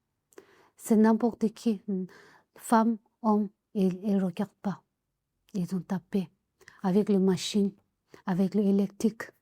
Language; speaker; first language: French; non-native, learner; Tibetan